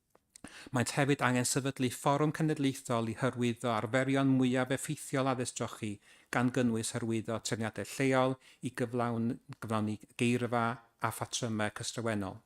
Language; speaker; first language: Welsh; native; Welsh